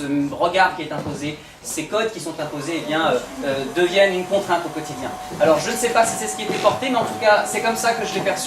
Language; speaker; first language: French; native; French